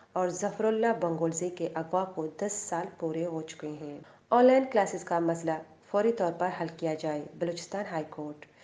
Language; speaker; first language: Urdu; non-native, local second language; Baluchi